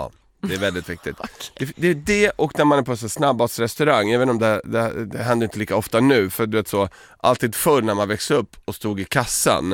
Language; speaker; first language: Swedish; native; Swedish